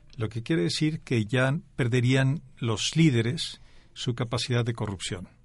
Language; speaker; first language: Spanish; native; Spanish